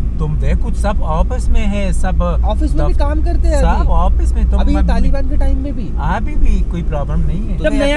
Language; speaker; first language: Hindi; non-native, learner; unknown